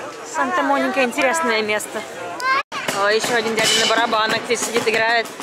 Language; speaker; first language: Russian; native; Russian